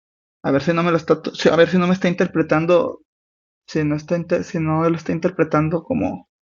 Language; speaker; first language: Spanish; native; Spanish